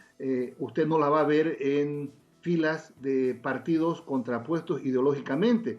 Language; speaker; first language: Spanish; native; Spanish